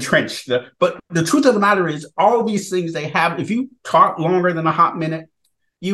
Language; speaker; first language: English; native; English